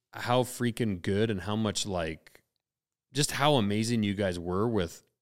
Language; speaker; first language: English; native; English